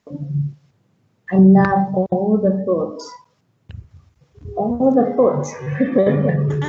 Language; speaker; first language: English; non-native, learner; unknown